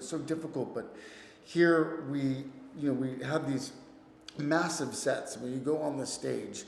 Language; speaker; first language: English; native; English